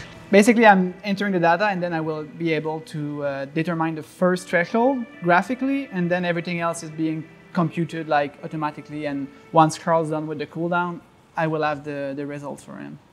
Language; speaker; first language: English; non-native, fluent; French